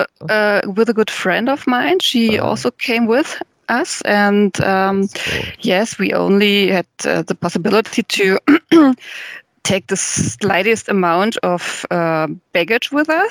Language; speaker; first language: English; non-native, fluent; German